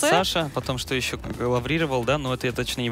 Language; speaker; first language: Russian; native; Russian